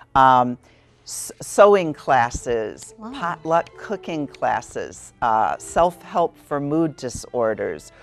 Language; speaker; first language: English; native; English